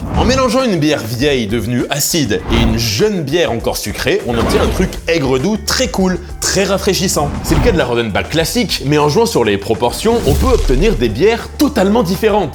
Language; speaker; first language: French; native; French